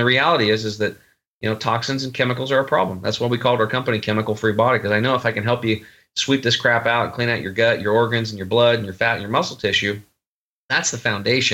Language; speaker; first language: English; native; English